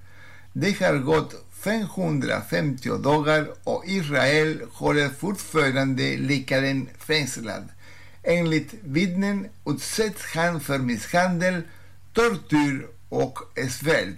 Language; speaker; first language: Swedish; non-native, fluent; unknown